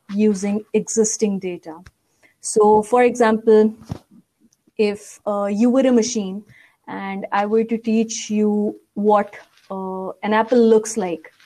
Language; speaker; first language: English; non-native, local second language; Urdu